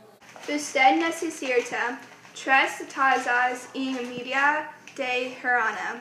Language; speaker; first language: Spanish; non-native, learner; English